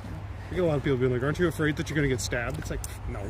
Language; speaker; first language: English; native; English